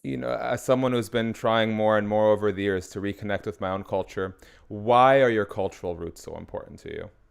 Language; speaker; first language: English; native; English